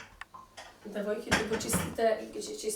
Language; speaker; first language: Macedonian; early bilingual, heritage; Polish